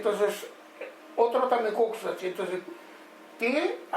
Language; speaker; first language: Spanish; non-native, learner; Japanese